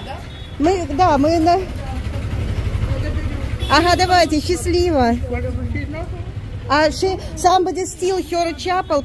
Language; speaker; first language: Russian; native; Russian